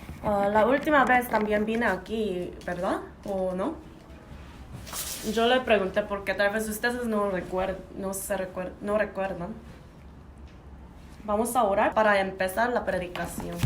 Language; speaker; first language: Spanish; non-native, fluent; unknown